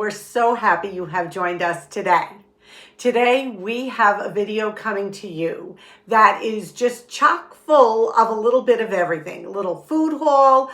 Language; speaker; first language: English; native; English